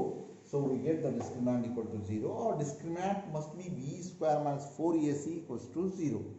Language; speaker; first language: English; non-native, local second language; Hindi